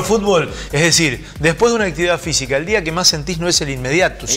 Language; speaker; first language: Spanish; native; Spanish